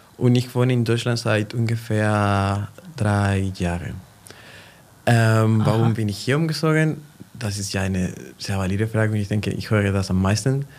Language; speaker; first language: German; non-native, fluent; Spanish